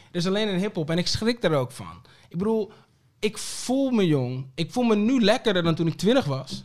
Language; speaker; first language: Dutch; early bilingual, other home language; Papiamento